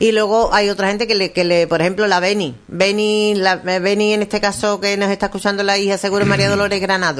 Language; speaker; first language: Spanish; native; Spanish